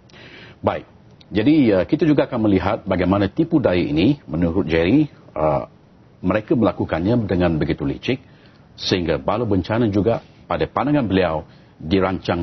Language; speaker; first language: Malay; native; Malay